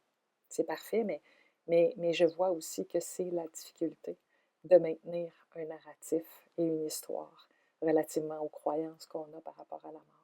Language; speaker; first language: French; native; French